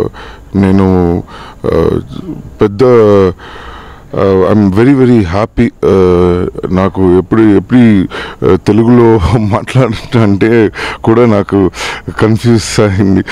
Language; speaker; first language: Telugu; non-native, learner; Tamil